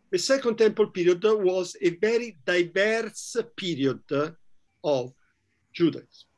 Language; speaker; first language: English; non-native, fluent; Italian